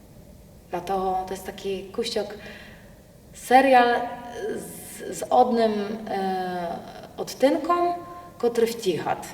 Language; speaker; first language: Polish; non-native, local second language; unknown